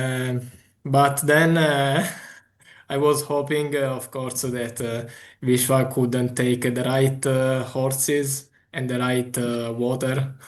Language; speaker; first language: English; non-native, fluent; Italian